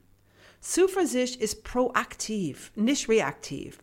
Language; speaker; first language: German; non-native, fluent; English